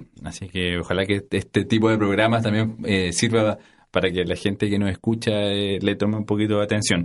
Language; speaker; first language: Spanish; native; Spanish